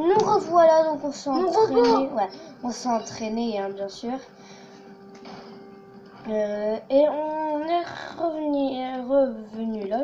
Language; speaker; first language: French; native; French